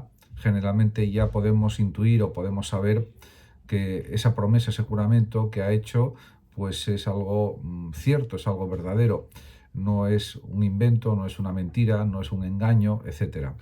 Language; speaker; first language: Spanish; native; Spanish